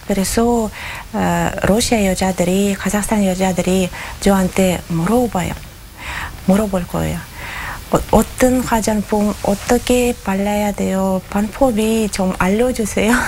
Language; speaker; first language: Korean; non-native, learner; Russian